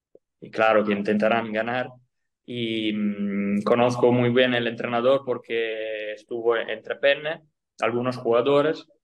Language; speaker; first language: Spanish; non-native, fluent; Italian